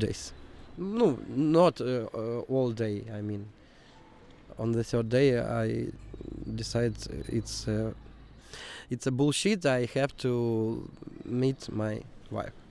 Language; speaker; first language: English; non-native, learner; Ukrainian